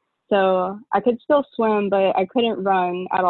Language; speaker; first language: English; native; English